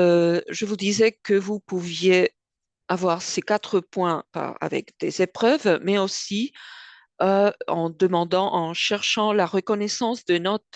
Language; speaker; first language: French; non-native, fluent; Spanish